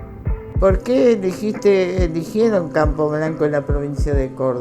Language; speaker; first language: Spanish; native; Spanish